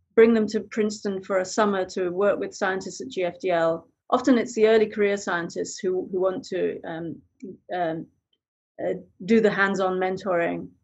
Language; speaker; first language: English; native; English